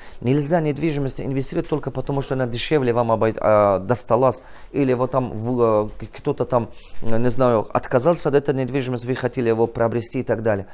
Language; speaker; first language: Russian; non-native, local second language; Tajik